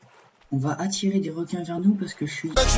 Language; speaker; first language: French; native; French